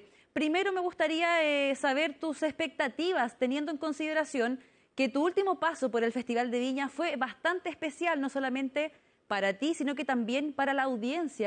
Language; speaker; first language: Spanish; native; Spanish